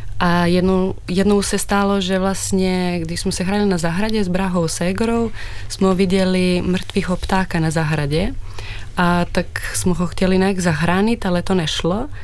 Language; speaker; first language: Czech; non-native, fluent; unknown